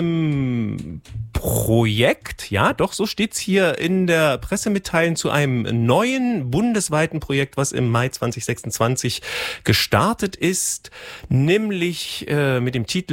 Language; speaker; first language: German; native; German